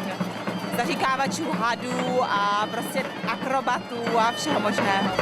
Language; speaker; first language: Czech; native; Czech